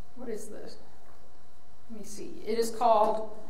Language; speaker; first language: English; native; English